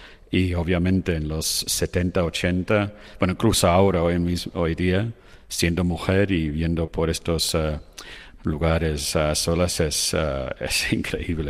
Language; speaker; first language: Spanish; non-native, fluent; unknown